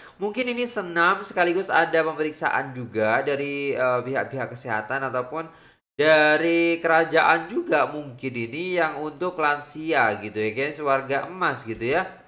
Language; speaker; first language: Indonesian; native; Indonesian